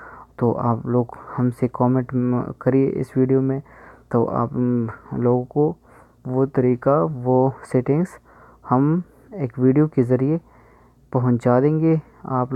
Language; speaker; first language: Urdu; non-native, local second language; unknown